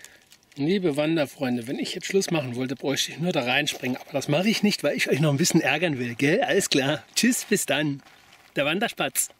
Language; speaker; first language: German; native; German